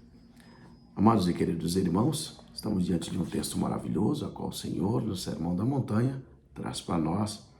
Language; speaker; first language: Portuguese; native; Portuguese